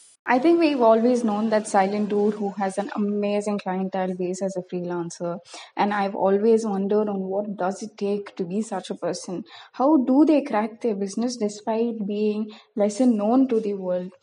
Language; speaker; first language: English; non-native, local second language; Tamil